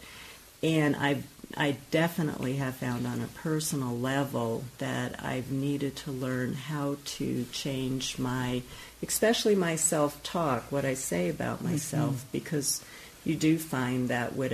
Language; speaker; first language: English; native; English